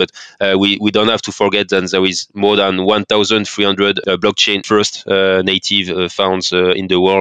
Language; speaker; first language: English; non-native, fluent; French